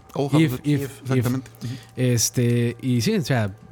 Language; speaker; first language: Spanish; native; Spanish